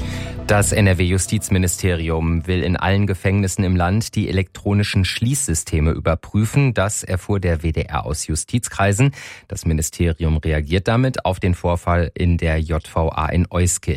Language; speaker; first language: German; native; German